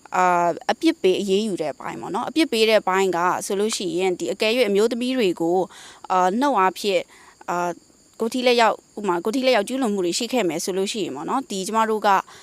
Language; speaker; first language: Burmese; non-native, local second language; Mon